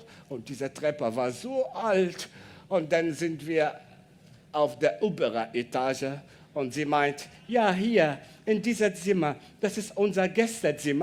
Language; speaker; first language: German; non-native, learner; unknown